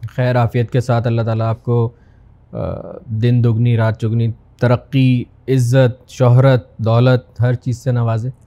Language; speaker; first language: Urdu; native; Urdu